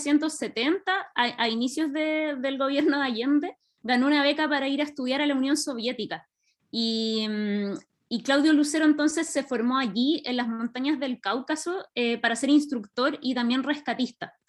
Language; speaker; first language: Spanish; native; Spanish